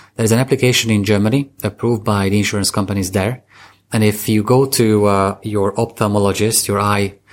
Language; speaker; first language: English; non-native, fluent; Hungarian